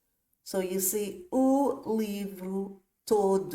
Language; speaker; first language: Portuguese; non-native, fluent; English